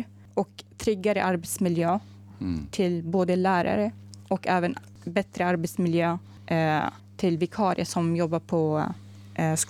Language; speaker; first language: Swedish; non-native, fluent; Arabic